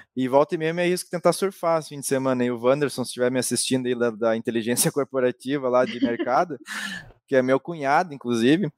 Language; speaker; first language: Portuguese; native; Portuguese